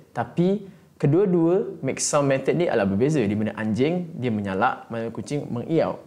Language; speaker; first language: Malay; native; Malay